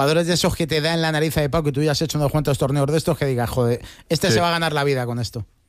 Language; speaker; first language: Spanish; native; Spanish